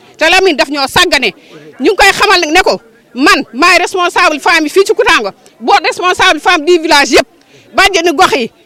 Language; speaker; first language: Wolof; native; Wolof